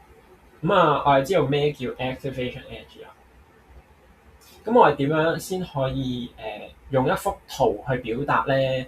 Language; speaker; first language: Cantonese; native; Cantonese